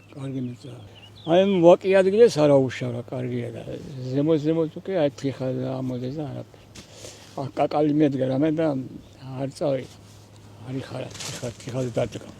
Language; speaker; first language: Georgian; native; Georgian